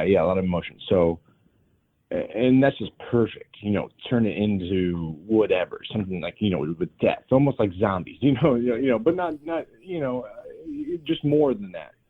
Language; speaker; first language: English; native; English